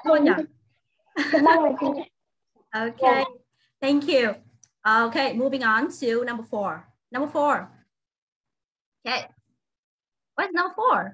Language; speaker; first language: English; non-native, fluent; Vietnamese